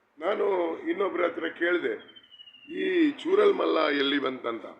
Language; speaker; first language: Kannada; non-native, local second language; Tulu